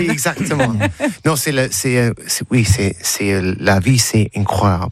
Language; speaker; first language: French; non-native, learner; English